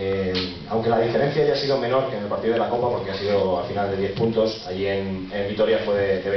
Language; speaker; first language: Spanish; native; Spanish